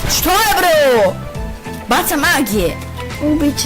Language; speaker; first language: Bosnian; native; Bosnian